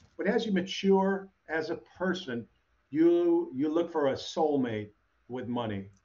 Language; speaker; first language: English; native; English